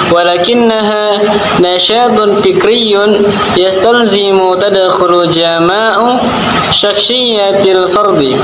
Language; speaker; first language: Arabic; non-native, learner; Indonesian